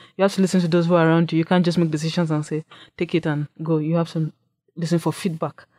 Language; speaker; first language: English; non-native, local second language; Yoruba